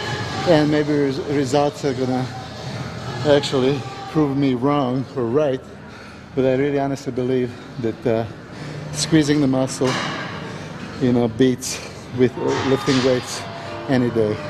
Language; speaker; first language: English; non-native, fluent; Serbian